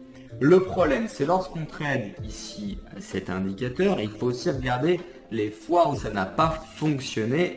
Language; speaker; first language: French; native; French